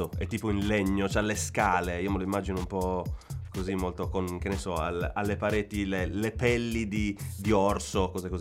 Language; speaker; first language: Italian; native; Italian